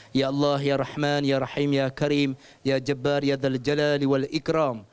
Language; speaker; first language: Malay; native; Malay